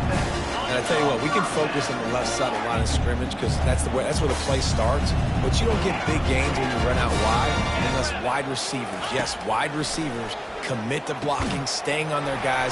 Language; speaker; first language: English; native; English